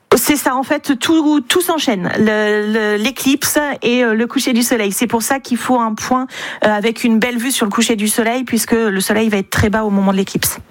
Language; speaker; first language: French; native; French